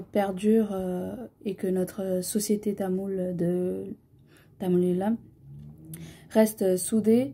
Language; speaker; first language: French; early bilingual, other home language; Tamil